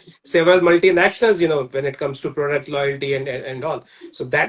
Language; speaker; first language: English; non-native, local second language; Hindi